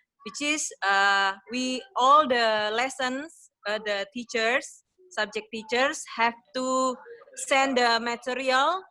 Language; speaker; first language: English; non-native, learner; Indonesian